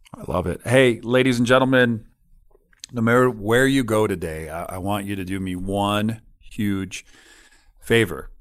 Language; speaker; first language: English; non-native, fluent; German